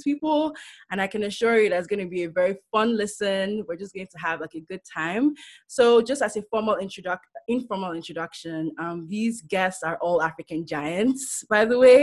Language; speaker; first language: English; non-native, local second language; Yoruba